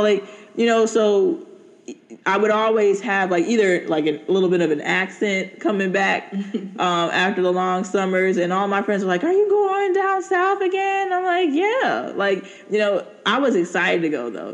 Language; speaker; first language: English; native; English